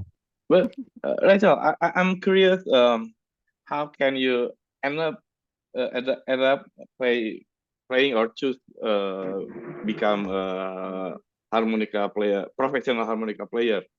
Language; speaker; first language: English; non-native, learner; Indonesian